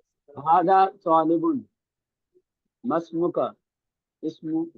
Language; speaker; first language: Arabic; non-native, learner; Urdu